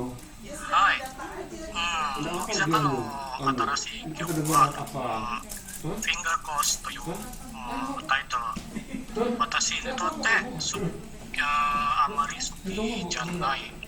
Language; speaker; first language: Japanese; non-native, learner; Indonesian